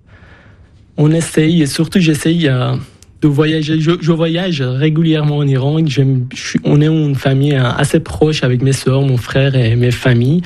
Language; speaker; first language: French; non-native, fluent; Persian